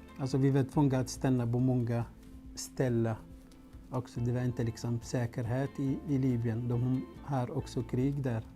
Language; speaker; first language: Swedish; non-native, fluent; Arabic